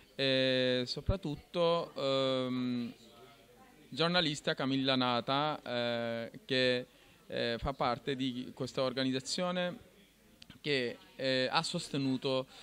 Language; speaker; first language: Italian; non-native, fluent; Bangla